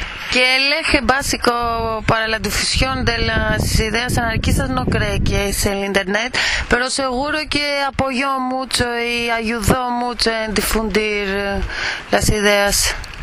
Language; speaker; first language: Spanish; non-native, fluent; Greek